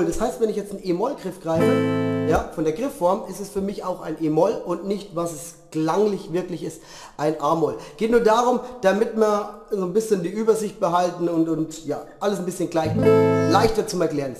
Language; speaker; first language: German; native; German